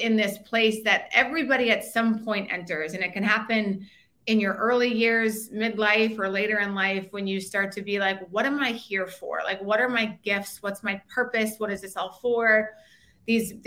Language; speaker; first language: English; native; English